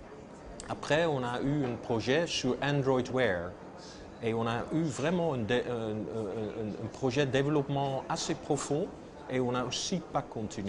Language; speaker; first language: French; non-native, fluent; Dutch